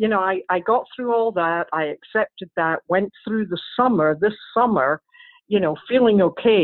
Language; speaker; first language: English; native; English